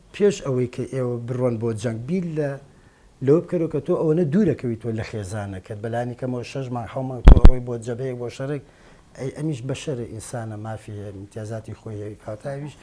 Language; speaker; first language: Central Kurdish; non-native, local second language; Gurani